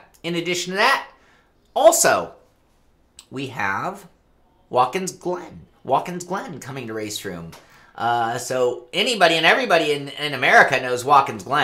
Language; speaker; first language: English; native; English